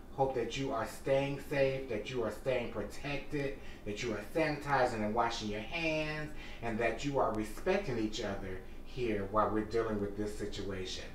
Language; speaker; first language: English; native; English